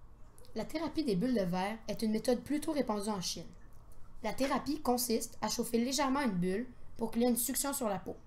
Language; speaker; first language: French; native; French